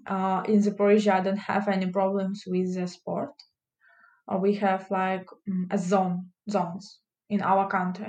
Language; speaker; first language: English; non-native, learner; Russian